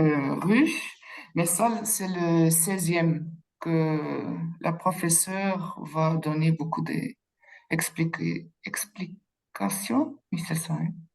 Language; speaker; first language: French; non-native, local second language; Dutch